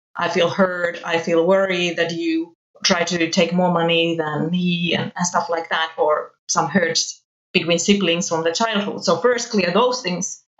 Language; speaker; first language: English; non-native, fluent; Finnish